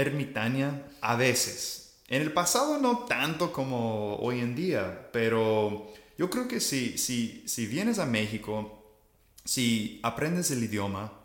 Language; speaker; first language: Spanish; non-native, fluent; English